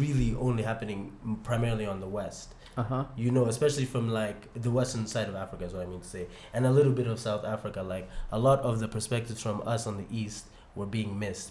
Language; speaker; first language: English; non-native, local second language; Ganda